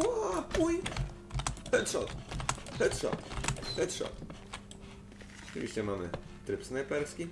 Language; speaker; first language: Polish; native; Polish